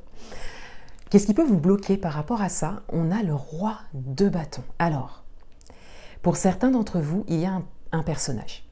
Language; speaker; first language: French; native; French